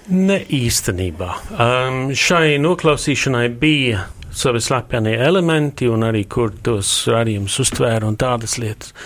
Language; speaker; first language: Latvian; early bilingual, heritage; Latvian